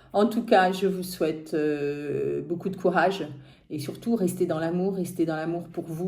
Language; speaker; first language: French; native; French